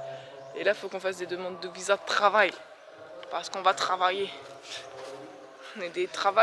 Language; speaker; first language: French; native; French